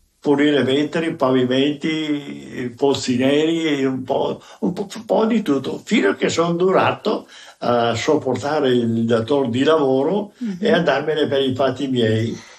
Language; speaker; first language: Italian; native; Italian